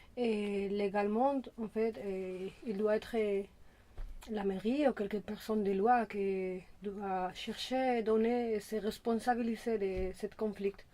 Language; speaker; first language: French; non-native, fluent; Spanish